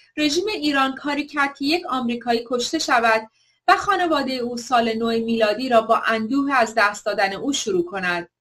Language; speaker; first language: Persian; native; Persian